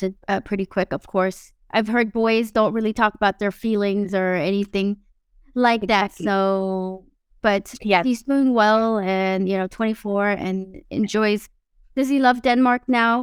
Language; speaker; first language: English; early bilingual, other home language; Filipino